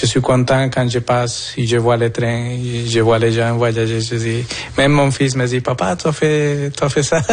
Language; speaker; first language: French; non-native, fluent; Spanish